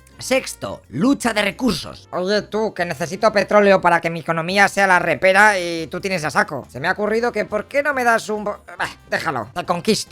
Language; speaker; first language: Spanish; native; Spanish